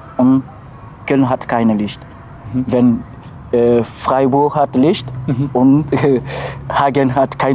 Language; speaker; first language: German; non-native, learner; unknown